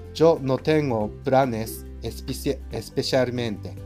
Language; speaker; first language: Spanish; non-native, learner; Japanese